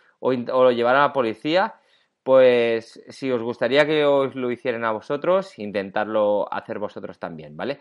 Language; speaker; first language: Spanish; native; Spanish